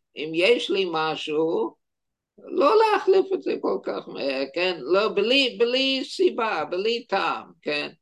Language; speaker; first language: Hebrew; non-native, fluent; German